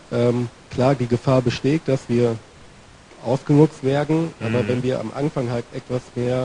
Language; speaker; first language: German; native; German